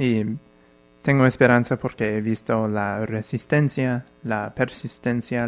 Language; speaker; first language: Spanish; non-native, fluent; English